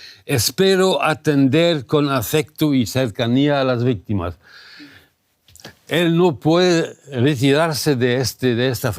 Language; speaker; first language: Spanish; non-native, fluent; German